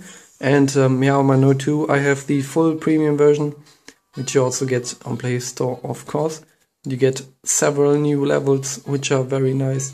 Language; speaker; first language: English; non-native, fluent; German